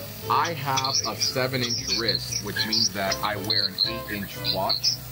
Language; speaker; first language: English; early bilingual, other home language; Spanish